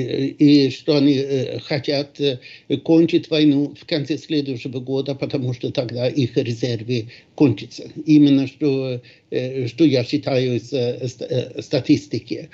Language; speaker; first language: Russian; non-native, fluent; Swedish